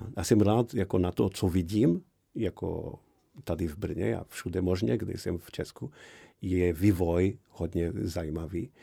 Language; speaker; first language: Czech; non-native, fluent; Portuguese